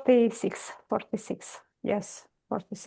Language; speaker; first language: English; non-native, learner; Romanian